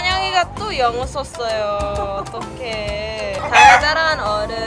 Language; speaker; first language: Korean; early bilingual, heritage; English